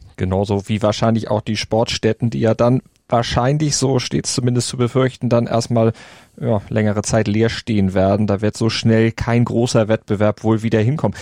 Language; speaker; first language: German; native; German